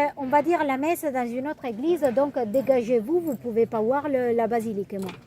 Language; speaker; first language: French; non-native, fluent; Italian